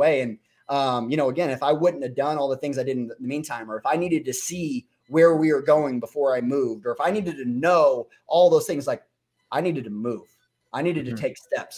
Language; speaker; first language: English; native; English